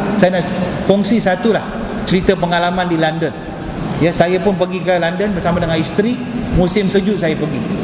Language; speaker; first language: Malay; non-native, local second language; Tamil